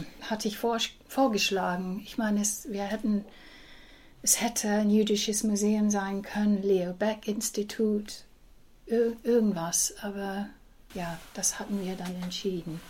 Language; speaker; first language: German; early bilingual, heritage; English